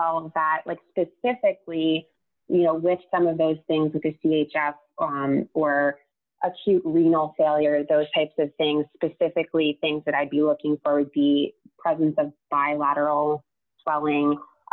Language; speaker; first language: English; native; English